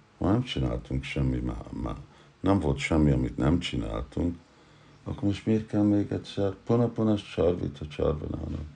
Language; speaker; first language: Hungarian; non-native, learner; English